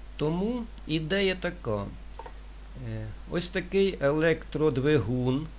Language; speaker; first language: Ukrainian; non-native, local second language; Russian